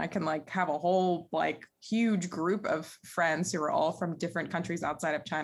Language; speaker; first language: English; native; English